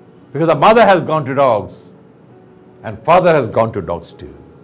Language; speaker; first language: English; non-native, local second language; Bangla